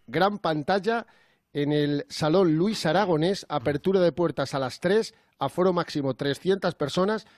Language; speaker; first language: Spanish; native; Spanish